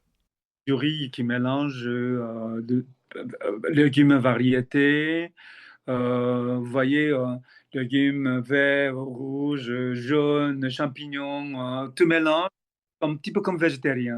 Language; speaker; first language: French; non-native, fluent; Korean